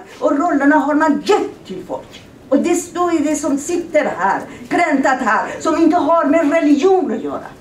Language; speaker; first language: Swedish; non-native, fluent; Persian